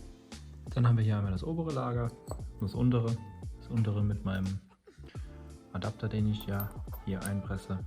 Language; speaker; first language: German; native; German